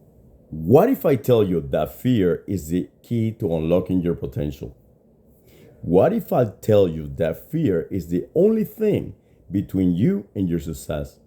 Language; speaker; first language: English; non-native, fluent; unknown